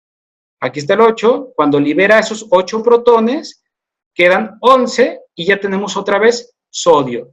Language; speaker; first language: Spanish; native; Spanish